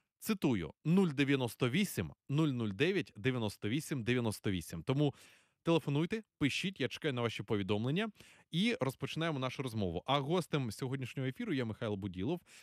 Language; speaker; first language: Ukrainian; native; Ukrainian